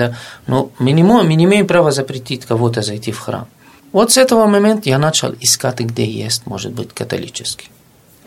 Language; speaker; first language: Russian; non-native, fluent; Arabic